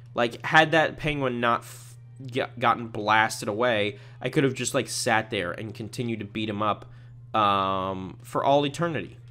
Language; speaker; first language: English; native; English